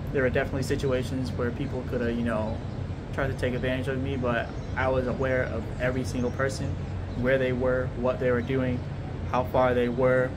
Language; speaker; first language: English; native; English